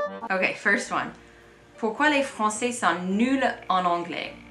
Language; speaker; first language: French; non-native, fluent; English